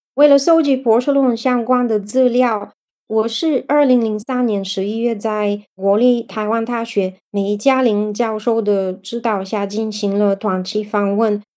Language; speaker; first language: Chinese; non-native, fluent; Bulgarian